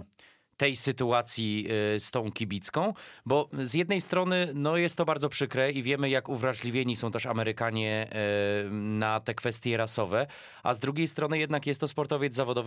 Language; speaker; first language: Polish; native; Polish